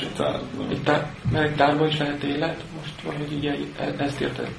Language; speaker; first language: Hungarian; non-native, learner; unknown